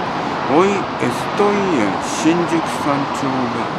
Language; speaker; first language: Spanish; non-native, learner; Japanese